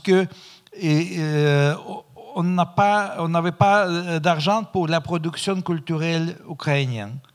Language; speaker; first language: French; non-native, fluent; Russian